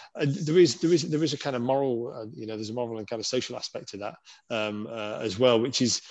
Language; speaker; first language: English; native; English